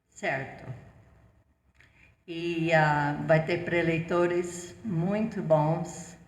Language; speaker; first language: Portuguese; non-native, fluent; English